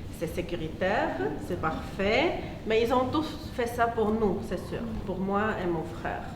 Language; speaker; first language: French; non-native, fluent; Georgian